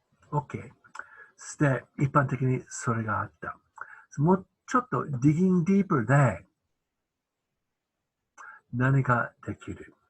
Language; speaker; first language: Japanese; non-native, learner; English